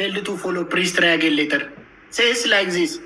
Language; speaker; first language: English; non-native, learner; Oromo